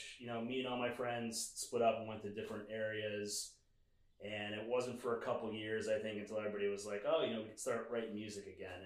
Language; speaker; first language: English; native; English